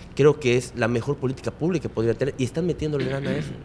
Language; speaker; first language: Spanish; native; Spanish